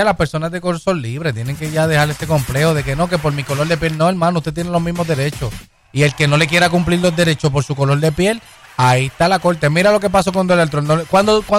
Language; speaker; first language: Spanish; native; Spanish